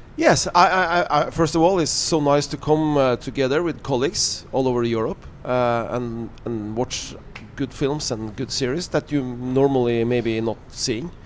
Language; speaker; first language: English; non-native, fluent; Norwegian